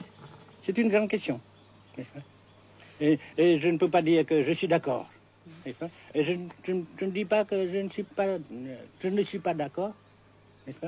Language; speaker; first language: French; non-native, local second language; Vietnamese